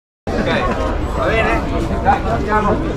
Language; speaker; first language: Italian; native; Italian